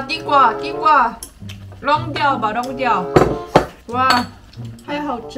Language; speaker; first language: Chinese; non-native, fluent; Korean